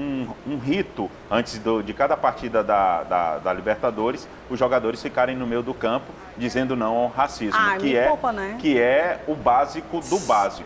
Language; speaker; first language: Portuguese; native; Portuguese